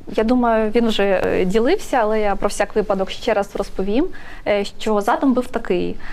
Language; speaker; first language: Ukrainian; native; Ukrainian